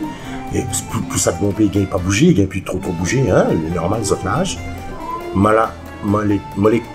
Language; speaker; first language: French; non-native, local second language; Réunion Creole French